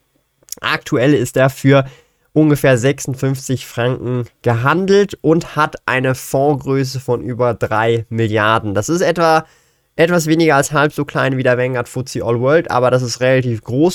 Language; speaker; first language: German; native; German